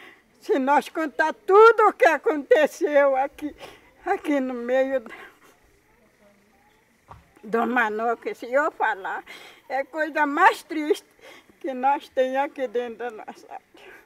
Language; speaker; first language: Portuguese; non-native, local second language; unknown